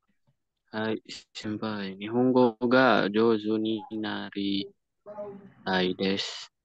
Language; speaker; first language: Japanese; non-native, learner; Indonesian